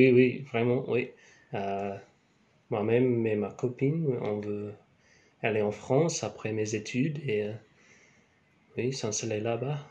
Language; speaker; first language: French; non-native, learner; English